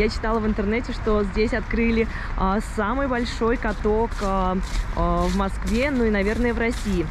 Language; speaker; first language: Russian; native; Russian